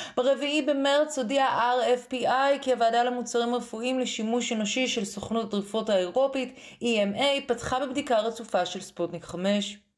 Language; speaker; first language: Hebrew; native; Hebrew